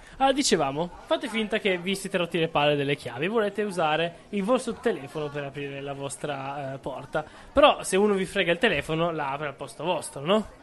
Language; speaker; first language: Italian; native; Italian